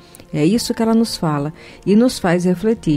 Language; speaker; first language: Portuguese; native; Portuguese